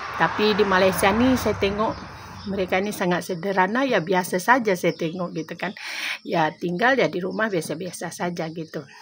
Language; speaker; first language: Malay; non-native, local second language; Minangkabau